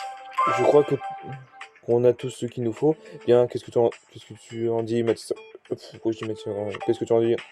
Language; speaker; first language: French; native; French